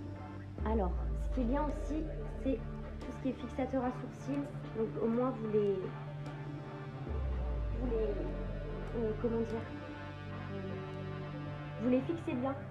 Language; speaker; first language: French; native; French